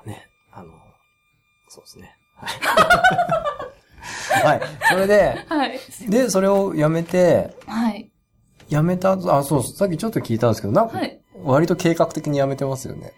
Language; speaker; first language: Japanese; native; Japanese